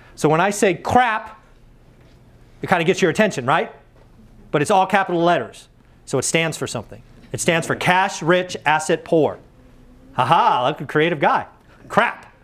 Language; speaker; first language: English; native; English